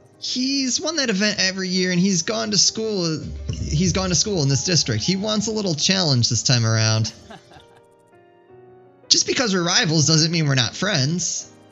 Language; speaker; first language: English; native; English